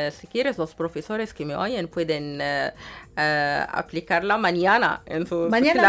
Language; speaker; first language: Spanish; non-native, fluent; Arabic